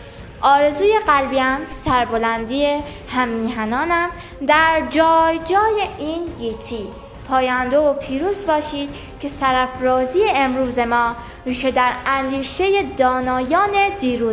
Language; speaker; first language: Persian; native; Persian